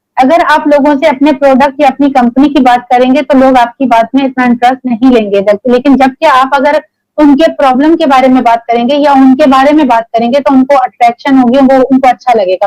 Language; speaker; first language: Urdu; native; Urdu